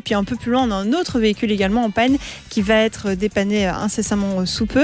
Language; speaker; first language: French; native; French